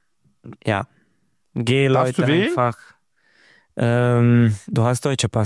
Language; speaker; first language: German; non-native, learner; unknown